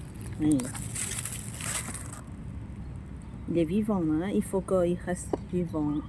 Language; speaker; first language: French; non-native, fluent; Thai